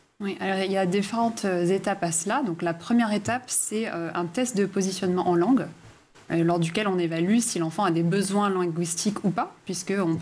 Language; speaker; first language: French; native; French